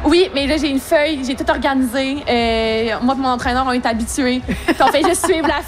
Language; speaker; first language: French; native; French